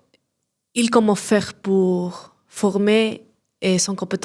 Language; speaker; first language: French; non-native, learner; Spanish